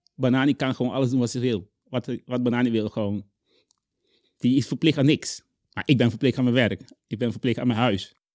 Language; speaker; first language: Dutch; non-native, local second language; Papiamento